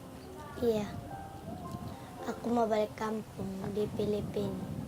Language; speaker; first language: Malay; early bilingual, other home language; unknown